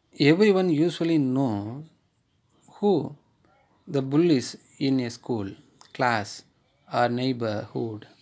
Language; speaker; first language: English; non-native, local second language; Tamil